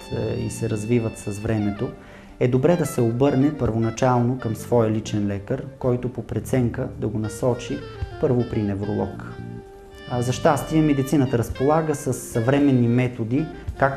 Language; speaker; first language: Bulgarian; native; Bulgarian